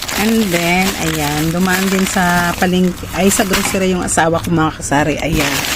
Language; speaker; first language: Filipino; non-native, local second language; Cebuano